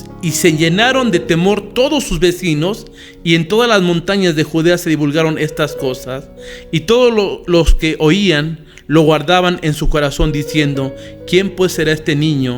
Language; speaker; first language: Spanish; native; Spanish